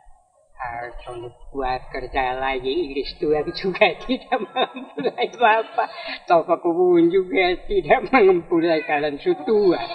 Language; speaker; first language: Indonesian; non-native, local second language; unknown